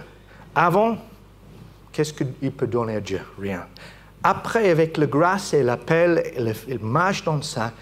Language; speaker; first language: French; non-native, fluent; English